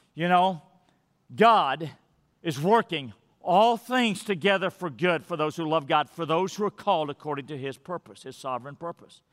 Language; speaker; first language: English; native; English